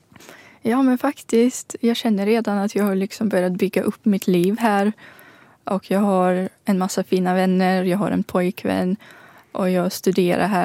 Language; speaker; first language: Swedish; non-native, fluent; Ukrainian